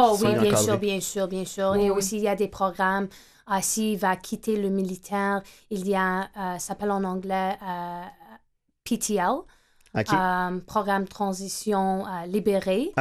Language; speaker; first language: French; non-native, fluent; English